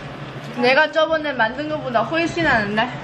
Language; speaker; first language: Korean; non-native, fluent; Chinese